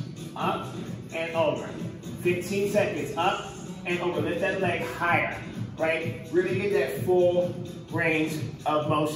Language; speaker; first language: English; native; English